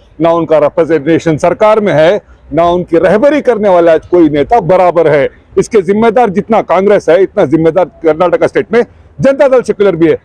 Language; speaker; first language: Hindi; non-native, local second language; Urdu